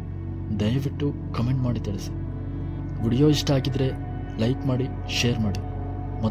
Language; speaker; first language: Kannada; native; Kannada